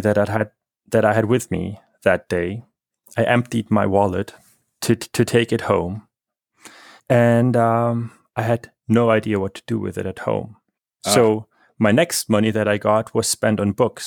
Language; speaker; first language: English; non-native, fluent; German